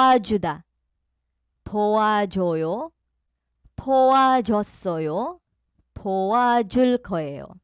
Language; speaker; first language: Korean; non-native, fluent; Filipino